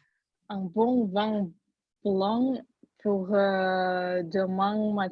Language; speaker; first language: French; non-native, learner; Russian